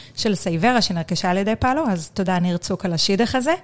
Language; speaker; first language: Hebrew; native; Hebrew